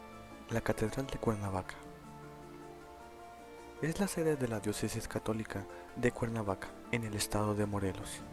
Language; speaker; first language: Spanish; native; Spanish